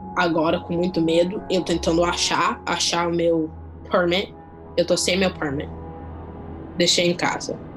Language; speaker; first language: Portuguese; non-native, fluent; English